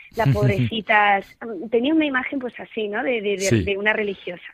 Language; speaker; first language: Spanish; native; Spanish